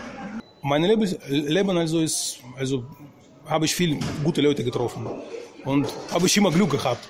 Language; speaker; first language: German; non-native, fluent; Russian